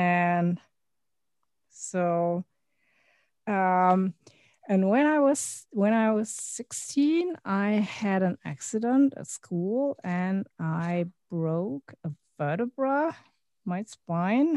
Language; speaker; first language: English; non-native, fluent; German